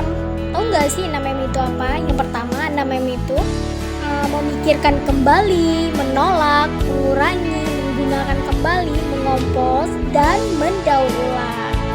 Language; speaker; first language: Indonesian; native; Indonesian